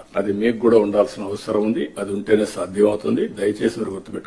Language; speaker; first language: Telugu; native; Telugu